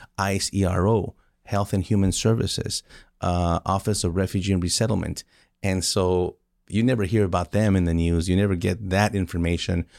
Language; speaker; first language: English; early bilingual, other home language; Spanish